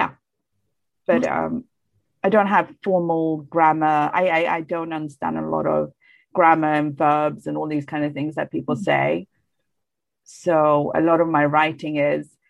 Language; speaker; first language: English; non-native, fluent; Bangla